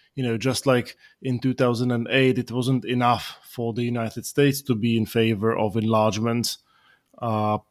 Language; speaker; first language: English; non-native, fluent; Slovak